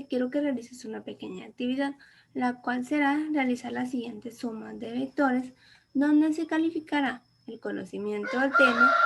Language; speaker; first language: Spanish; native; Spanish